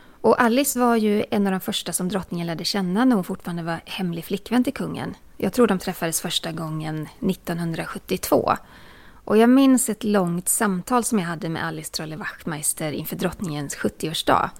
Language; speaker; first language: Swedish; native; Swedish